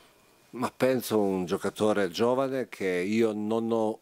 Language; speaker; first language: Italian; non-native, fluent; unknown